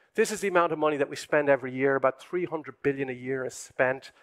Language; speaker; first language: English; native; English